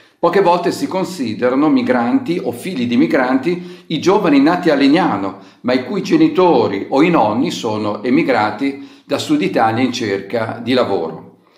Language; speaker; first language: Italian; native; Italian